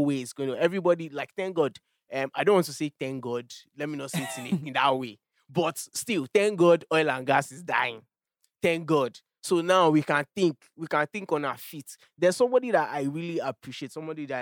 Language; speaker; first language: English; non-native, local second language; Yoruba